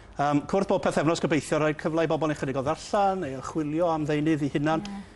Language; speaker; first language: Welsh; native; Welsh